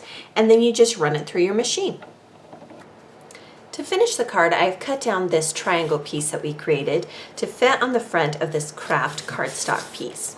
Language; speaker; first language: English; native; English